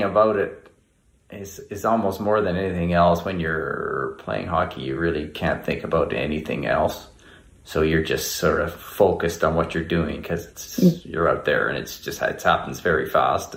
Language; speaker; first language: English; native; English